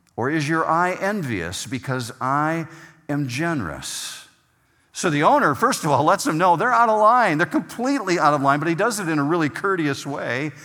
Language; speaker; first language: English; native; English